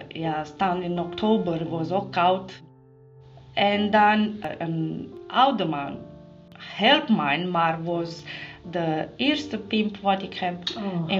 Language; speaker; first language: Dutch; non-native, learner; Romanian